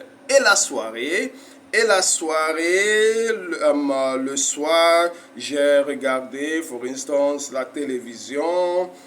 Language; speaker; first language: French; non-native, fluent; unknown